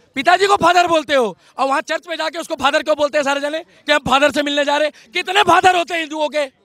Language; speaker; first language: Hindi; native; Hindi